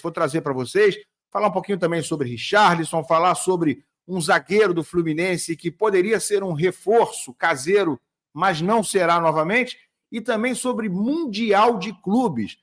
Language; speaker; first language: Portuguese; native; Portuguese